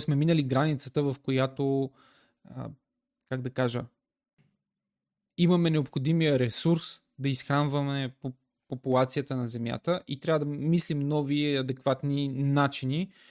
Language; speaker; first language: Bulgarian; native; Bulgarian